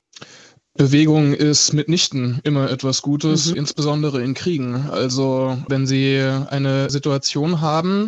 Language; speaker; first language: German; native; German